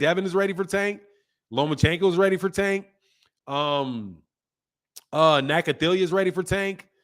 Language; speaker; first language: English; native; English